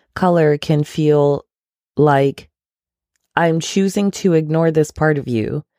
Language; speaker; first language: English; non-native, local second language; Akan